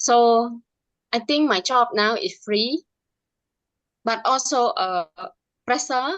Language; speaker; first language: English; non-native, learner; Khmer